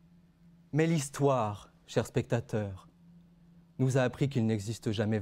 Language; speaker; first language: French; native; French